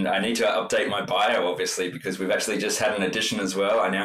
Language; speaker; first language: English; native; English